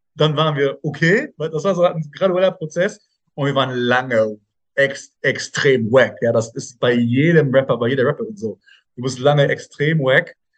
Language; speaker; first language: German; native; German